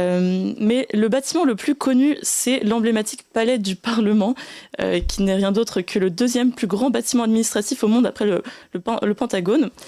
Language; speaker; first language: French; native; French